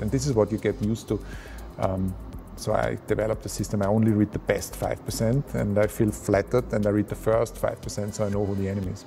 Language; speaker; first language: English; non-native, fluent; German